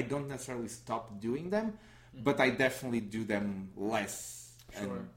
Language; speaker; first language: English; non-native, fluent; Portuguese